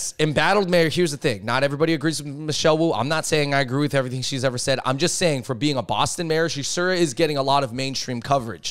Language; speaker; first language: English; native; English